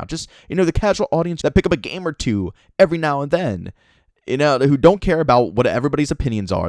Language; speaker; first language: English; native; English